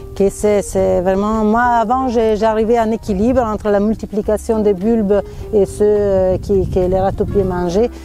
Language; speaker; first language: French; non-native, fluent; Italian